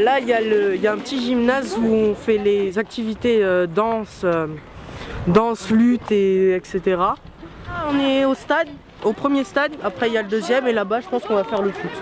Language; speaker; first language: French; native; French